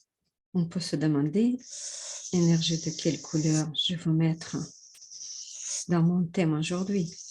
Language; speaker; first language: French; non-native, fluent; Russian